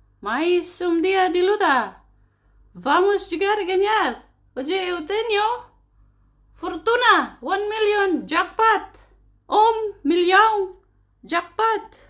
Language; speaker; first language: Portuguese; non-native, learner; Filipino